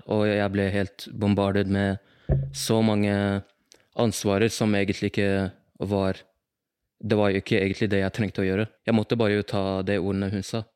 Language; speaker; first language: Norwegian; early bilingual, other home language; Arabic